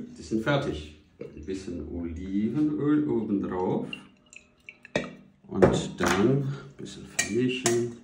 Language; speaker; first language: German; non-native, fluent; Portuguese